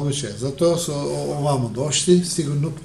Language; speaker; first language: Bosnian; early bilingual, heritage; Bosnian